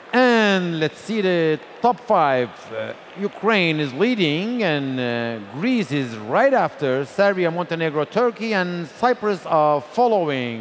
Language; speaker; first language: English; non-native, fluent; Turkish